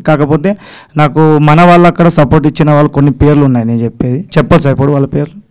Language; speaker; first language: Telugu; native; Telugu